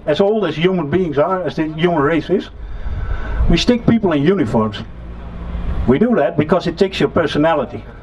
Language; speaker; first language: English; non-native, fluent; Dutch